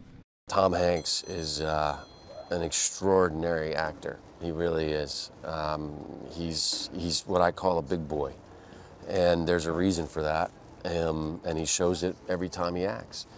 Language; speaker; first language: English; native; English